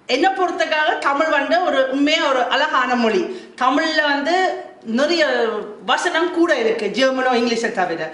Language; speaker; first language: Tamil; non-native, fluent; German